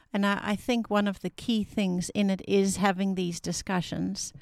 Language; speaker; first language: English; non-native, local second language; Afrikaans